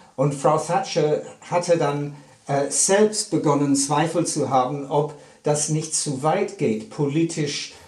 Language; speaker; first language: German; non-native, fluent; English